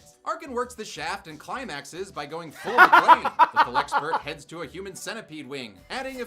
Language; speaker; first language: English; native; English